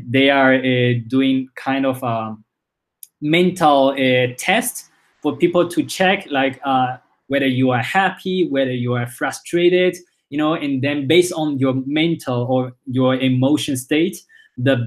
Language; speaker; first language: English; early bilingual, other home language; Spanish